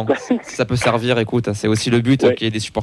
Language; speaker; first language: French; native; French